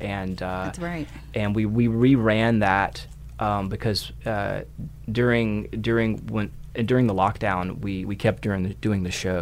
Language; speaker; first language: English; native; English